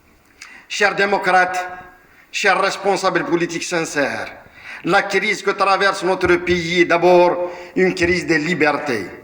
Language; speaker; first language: French; non-native, local second language; Kabyle